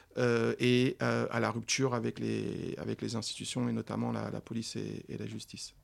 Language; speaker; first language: French; native; French